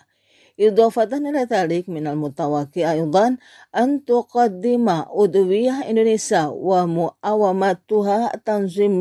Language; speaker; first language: Arabic; non-native, learner; Indonesian